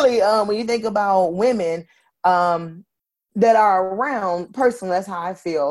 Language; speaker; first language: English; native; English